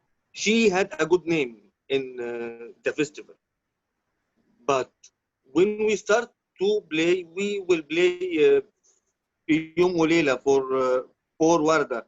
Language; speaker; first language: English; non-native, learner; Arabic